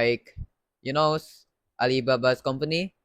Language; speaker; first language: English; non-native, learner; Indonesian